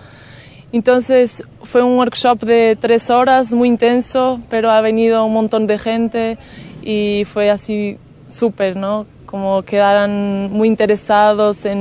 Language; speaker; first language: Spanish; non-native, fluent; Portuguese